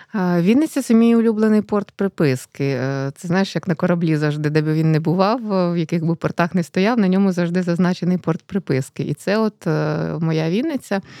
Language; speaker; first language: Ukrainian; native; Ukrainian